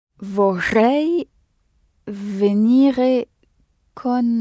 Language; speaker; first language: Italian; non-native, learner; French